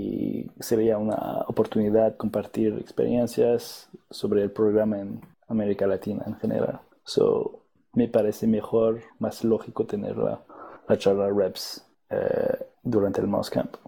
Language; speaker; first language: Spanish; non-native, fluent; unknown